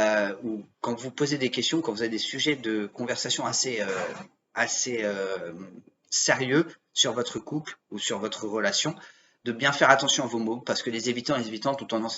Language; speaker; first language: French; native; French